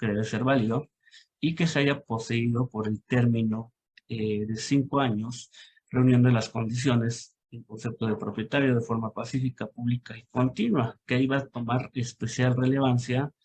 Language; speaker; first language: Spanish; native; Spanish